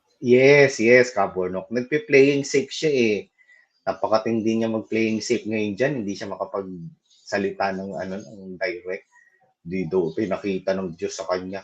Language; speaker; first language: Filipino; native; Filipino